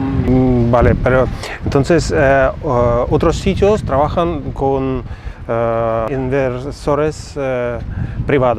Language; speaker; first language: Spanish; non-native, fluent; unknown